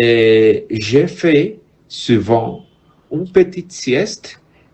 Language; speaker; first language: French; non-native, learner; Spanish